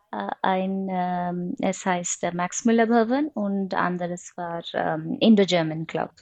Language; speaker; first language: German; non-native, learner; Odia